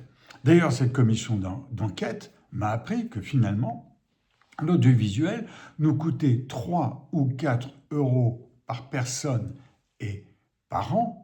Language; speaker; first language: French; native; French